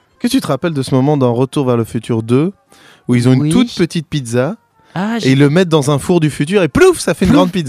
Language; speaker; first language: French; native; French